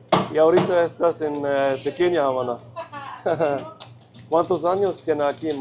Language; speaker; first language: Spanish; non-native, learner; English